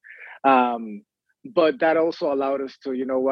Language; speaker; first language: English; non-native, fluent; Spanish